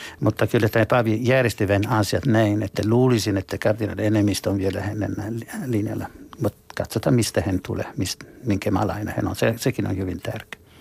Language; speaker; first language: Finnish; non-native, fluent; Italian